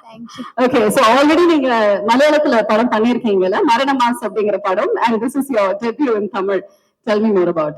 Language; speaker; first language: Tamil; native; Tamil